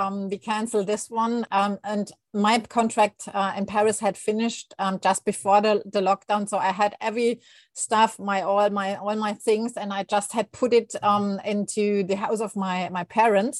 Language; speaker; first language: English; non-native, fluent; German